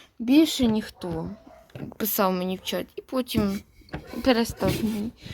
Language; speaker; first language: Ukrainian; native; Ukrainian